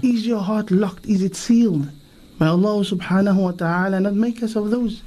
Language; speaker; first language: English; native; English